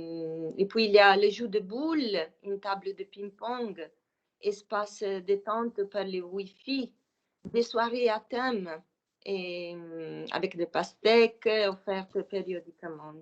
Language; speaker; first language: French; non-native, fluent; Italian